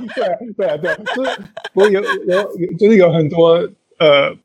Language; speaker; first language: Chinese; non-native, fluent; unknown